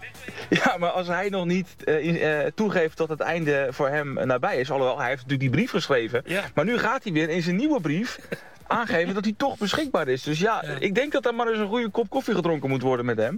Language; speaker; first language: Dutch; native; Dutch